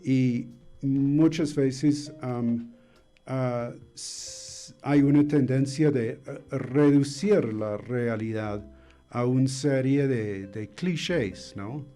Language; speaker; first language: Spanish; non-native, fluent; English